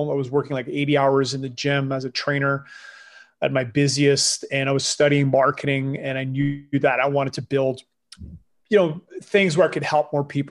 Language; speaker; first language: English; non-native, fluent; French